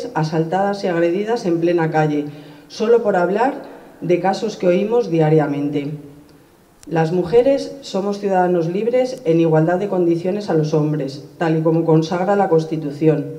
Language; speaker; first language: Spanish; native; Spanish